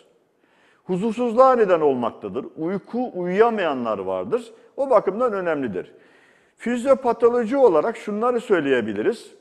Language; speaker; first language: Turkish; native; Turkish